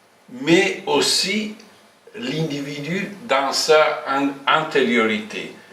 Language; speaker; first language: French; non-native, fluent; Italian